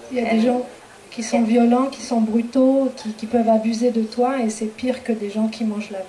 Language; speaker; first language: French; native; French